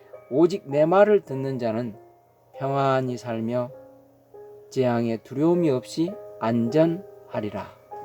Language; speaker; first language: Korean; native; Korean